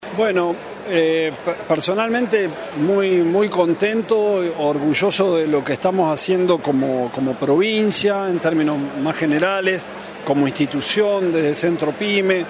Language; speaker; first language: Spanish; native; Spanish